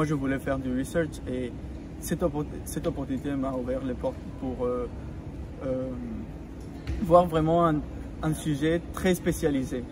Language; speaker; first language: French; non-native, fluent; Spanish